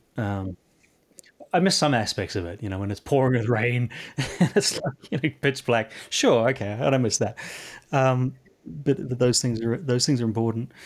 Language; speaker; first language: English; native; English